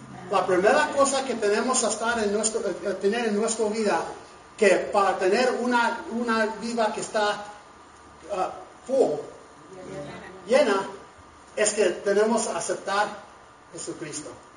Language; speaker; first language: Spanish; non-native, learner; English